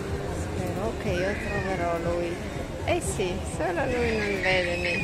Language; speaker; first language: Italian; non-native, learner; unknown